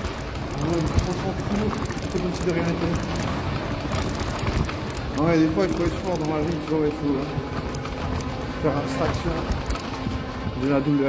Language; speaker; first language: French; native; French